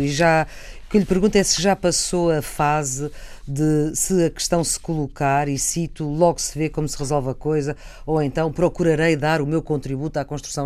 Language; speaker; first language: Portuguese; native; Portuguese